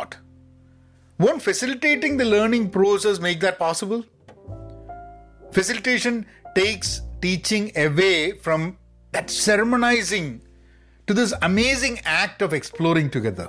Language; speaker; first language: English; non-native, local second language; Malayalam